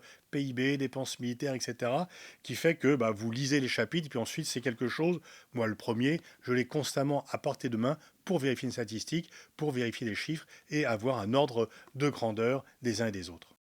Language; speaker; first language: French; native; French